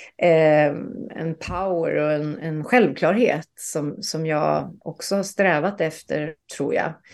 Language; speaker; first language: Swedish; native; Swedish